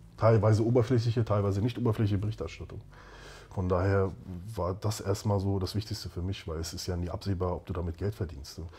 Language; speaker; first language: German; native; German